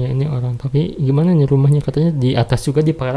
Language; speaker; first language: Indonesian; native; Indonesian